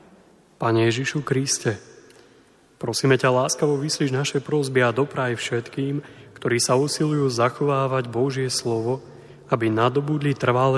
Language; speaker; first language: Slovak; native; Slovak